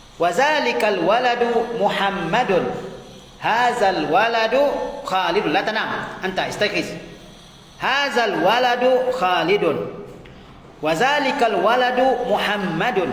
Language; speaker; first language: Arabic; non-native, fluent; Indonesian